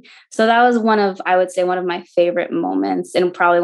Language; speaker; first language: English; native; English